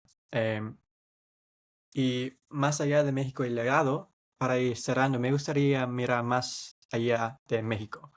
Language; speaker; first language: Spanish; non-native, fluent; English